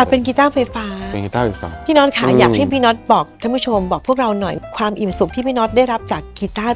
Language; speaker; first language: Thai; native; Thai